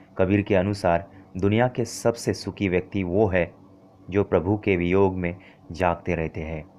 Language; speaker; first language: Hindi; non-native, local second language; Marathi